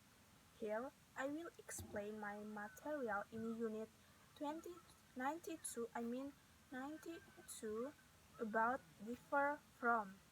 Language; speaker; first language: English; non-native, learner; Indonesian